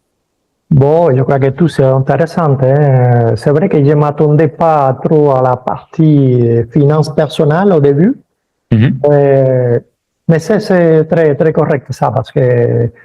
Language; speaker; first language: French; early bilingual, other home language; Spanish